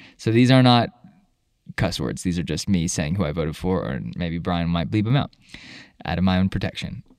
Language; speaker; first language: English; native; English